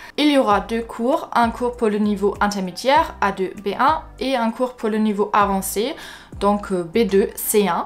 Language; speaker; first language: French; non-native, fluent; German